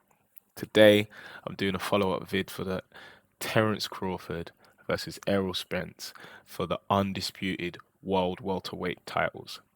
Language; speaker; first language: English; native; English